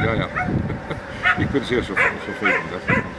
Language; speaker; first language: German; non-native, learner; Danish